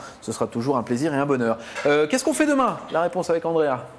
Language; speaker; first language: French; native; French